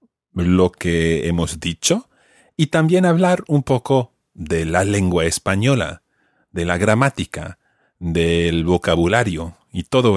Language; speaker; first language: Spanish; non-native, fluent; English